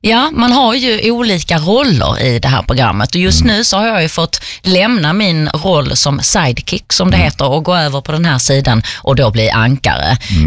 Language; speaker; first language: Swedish; native; Swedish